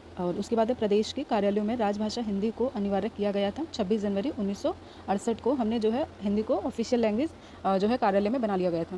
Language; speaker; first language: Hindi; native; Hindi